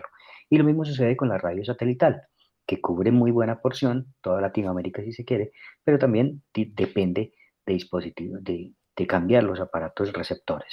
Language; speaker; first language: Spanish; native; Spanish